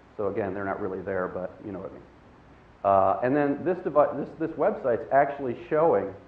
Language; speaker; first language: English; native; English